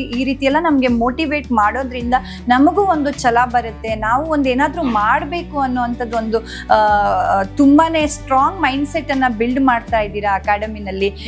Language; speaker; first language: Kannada; native; Kannada